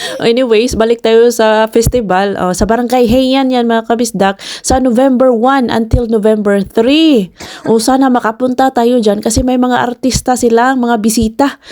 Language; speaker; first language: Filipino; non-native, local second language; Cebuano